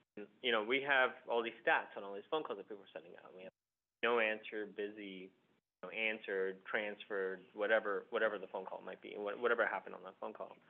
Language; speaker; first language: English; early bilingual, other home language; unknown